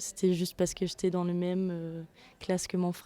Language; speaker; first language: French; non-native, fluent; Danish